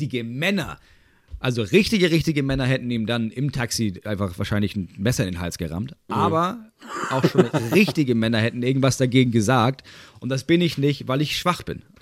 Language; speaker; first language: German; native; German